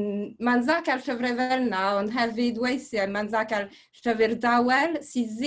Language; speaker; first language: Welsh; non-native, fluent; French